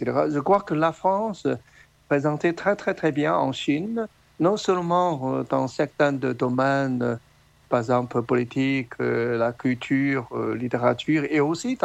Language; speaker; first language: French; non-native, fluent; Chinese